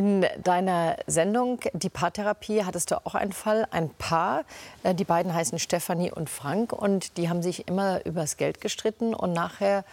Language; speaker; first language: German; native; German